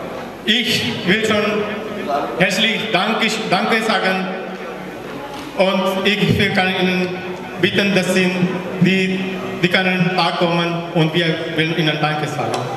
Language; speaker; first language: German; non-native, learner; Punjabi